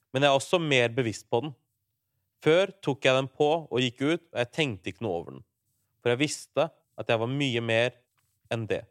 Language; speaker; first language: Norwegian; early bilingual, other home language; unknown